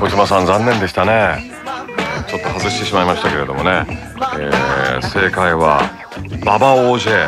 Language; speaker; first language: Japanese; early bilingual, heritage; Japanese